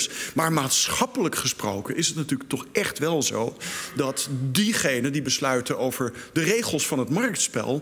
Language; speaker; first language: Dutch; native; Dutch